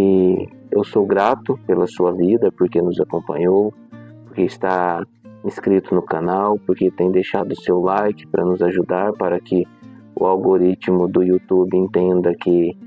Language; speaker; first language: Portuguese; native; Portuguese